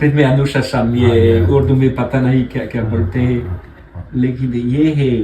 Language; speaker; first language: Hindi; non-native, learner; French